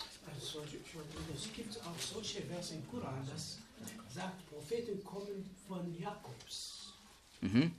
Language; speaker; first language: German; non-native, learner; Arabic